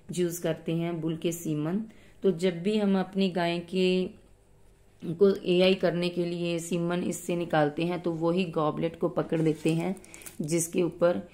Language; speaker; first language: Hindi; non-native, local second language; Punjabi